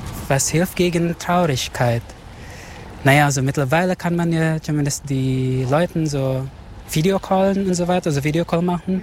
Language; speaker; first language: German; non-native, fluent; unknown